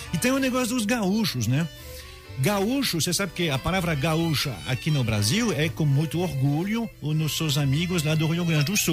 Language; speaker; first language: Portuguese; non-native, fluent; French